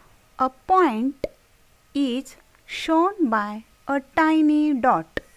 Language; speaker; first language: English; non-native, local second language; Marathi